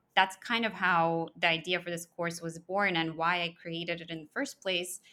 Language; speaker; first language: English; early bilingual, other home language; Russian